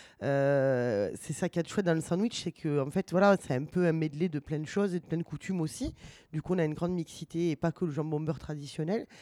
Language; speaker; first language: French; native; French